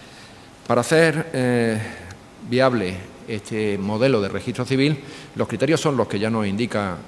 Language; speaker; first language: Spanish; native; Spanish